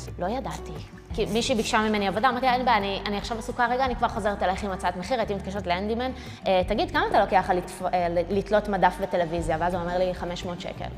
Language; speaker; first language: Hebrew; early bilingual, other home language; Russian